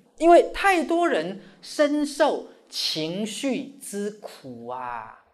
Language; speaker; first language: Chinese; native; Chinese